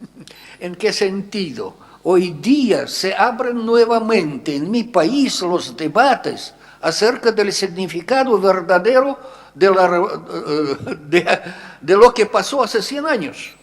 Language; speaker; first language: Spanish; non-native, fluent; Russian